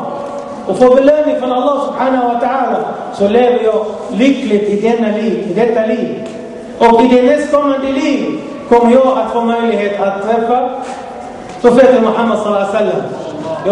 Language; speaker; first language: Swedish; non-native, fluent; Arabic